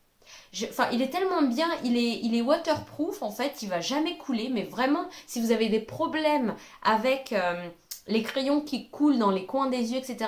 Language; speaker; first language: French; native; French